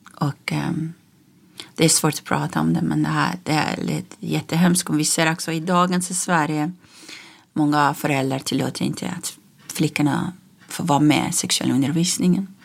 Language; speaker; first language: Swedish; non-native, fluent; Persian